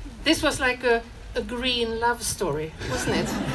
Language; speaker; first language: English; non-native, fluent; Swedish